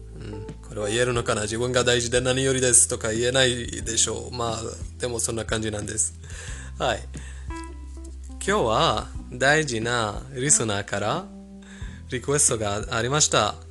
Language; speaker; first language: Japanese; non-native, fluent; Persian